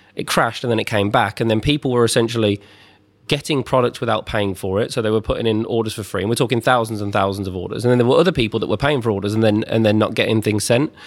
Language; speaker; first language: English; native; English